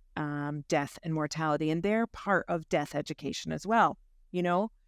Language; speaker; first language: English; native; English